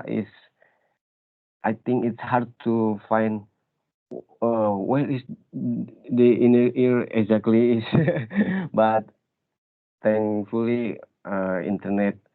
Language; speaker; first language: English; non-native, learner; Indonesian